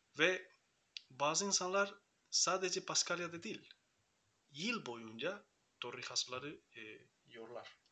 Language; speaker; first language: Turkish; non-native, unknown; Spanish